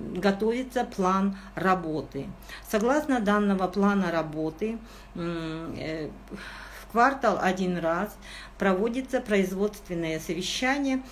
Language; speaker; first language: Russian; non-native, local second language; Kazakh